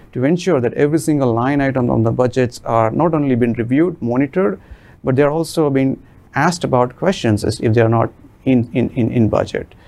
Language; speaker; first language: English; non-native, local second language; Gujarati